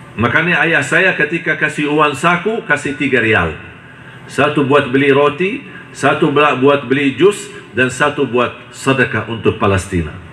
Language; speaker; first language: Indonesian; non-native, fluent; Arabic